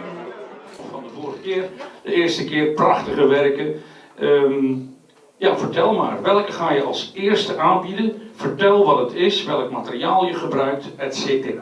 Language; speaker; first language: Dutch; native; Dutch